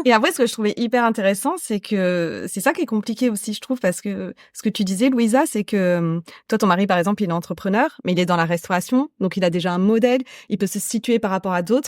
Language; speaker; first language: French; native; French